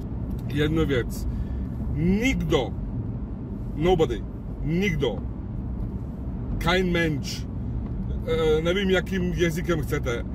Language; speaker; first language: Czech; non-native, fluent; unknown